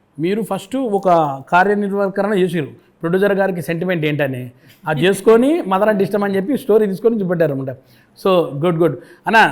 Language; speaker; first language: Telugu; native; Telugu